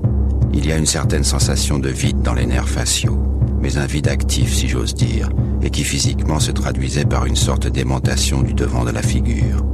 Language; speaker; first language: French; native; French